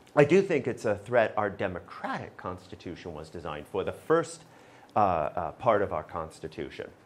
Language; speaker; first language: English; native; English